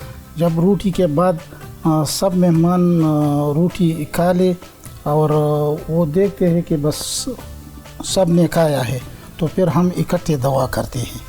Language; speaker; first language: Hindi; non-native, local second language; Pashto